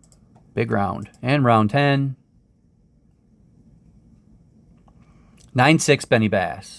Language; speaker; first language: English; native; English